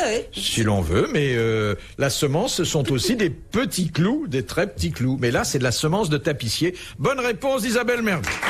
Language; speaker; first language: French; native; French